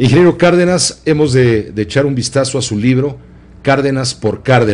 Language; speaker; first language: Spanish; native; Spanish